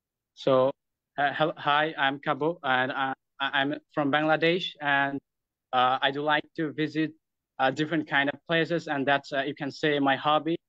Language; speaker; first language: English; non-native, learner; Bangla